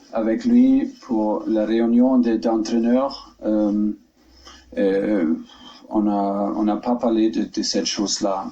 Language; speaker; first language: French; non-native, learner; German